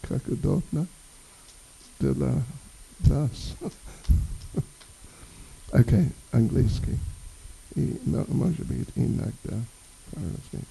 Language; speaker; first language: Russian; non-native, learner; English